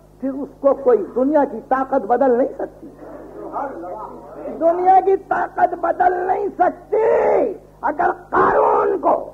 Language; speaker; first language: Urdu; native; Urdu